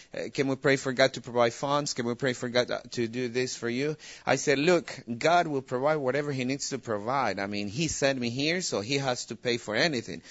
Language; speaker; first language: English; non-native, fluent; Spanish